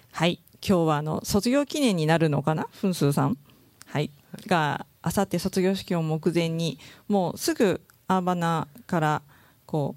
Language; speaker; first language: Japanese; native; Japanese